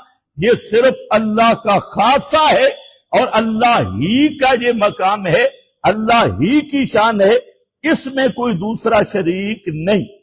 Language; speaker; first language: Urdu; non-native, local second language; Punjabi